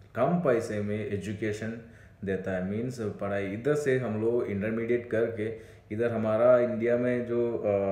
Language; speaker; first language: Hindi; non-native, local second language; Malayalam